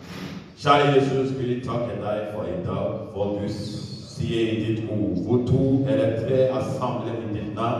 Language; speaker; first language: Norwegian; non-native, fluent; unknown